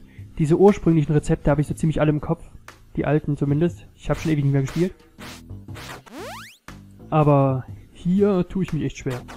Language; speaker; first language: German; native; German